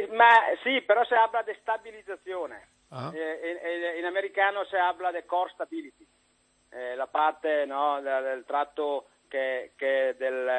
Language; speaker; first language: Spanish; non-native, learner; Italian